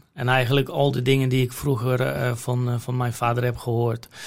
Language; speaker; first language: Dutch; non-native, fluent; Polish